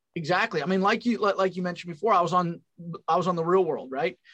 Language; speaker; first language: English; native; English